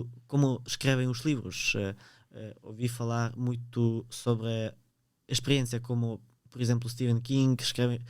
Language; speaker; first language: Portuguese; early bilingual, other home language; Ukrainian